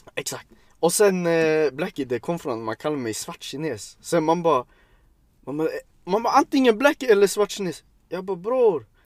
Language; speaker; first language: Swedish; early bilingual, other home language; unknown